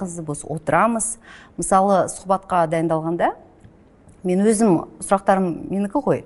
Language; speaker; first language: Kazakh; non-native, local second language; Russian